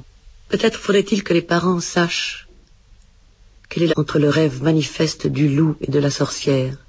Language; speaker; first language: French; native; French